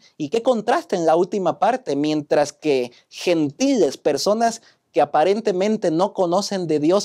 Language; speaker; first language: Spanish; native; Spanish